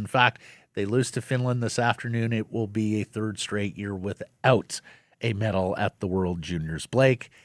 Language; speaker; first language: English; native; English